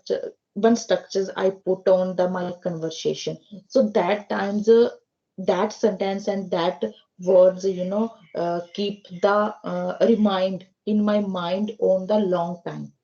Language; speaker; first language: English; non-native, learner; Hindi